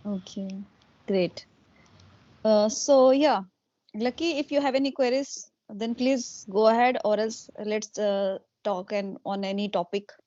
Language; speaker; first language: English; non-native, local second language; Hindi